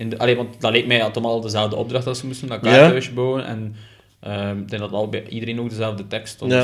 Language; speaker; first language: Dutch; native; Dutch